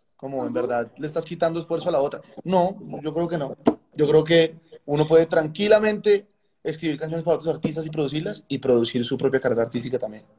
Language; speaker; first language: Spanish; native; Spanish